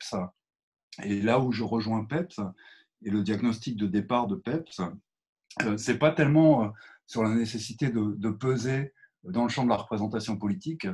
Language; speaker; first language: French; native; French